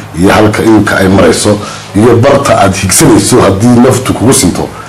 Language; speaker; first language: Somali; native; Somali